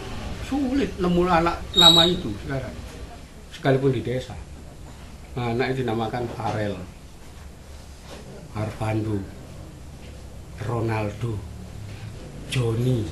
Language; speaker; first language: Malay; non-native, local second language; Javanese